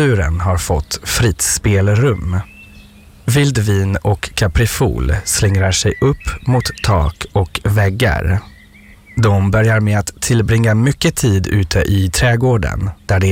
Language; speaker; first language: Swedish; non-native, fluent; French